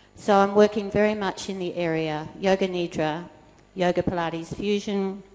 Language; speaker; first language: English; native; English